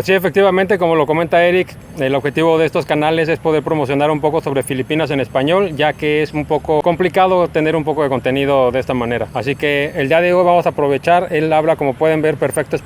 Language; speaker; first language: Spanish; native; Spanish